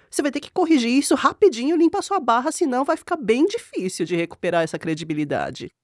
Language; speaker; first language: Portuguese; non-native, fluent; Korean